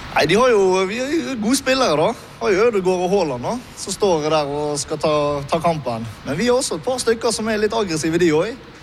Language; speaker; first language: Norwegian; early bilingual, other home language; Arabic